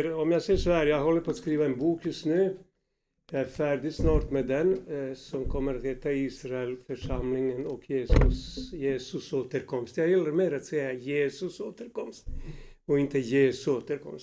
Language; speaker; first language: Swedish; non-native, fluent; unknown